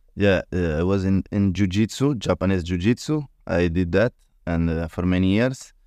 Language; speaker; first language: English; non-native, learner; Italian